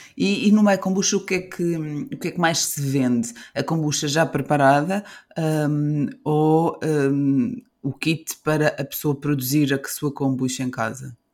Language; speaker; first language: Portuguese; native; Portuguese